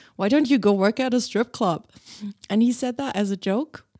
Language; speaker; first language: English; non-native, fluent; German